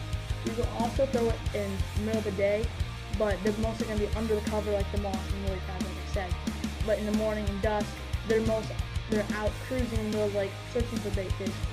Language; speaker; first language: English; native; English